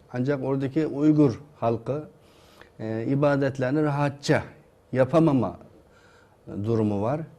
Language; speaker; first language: Turkish; non-native, fluent; Uyghur